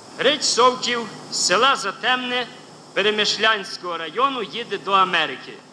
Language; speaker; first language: Ukrainian; native; Ukrainian